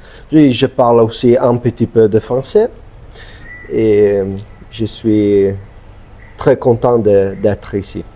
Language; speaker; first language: French; non-native, learner; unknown